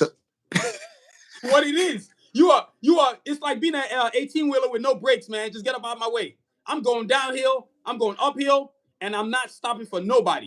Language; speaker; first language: English; native; English